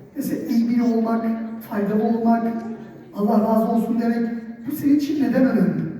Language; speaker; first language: Turkish; native; Turkish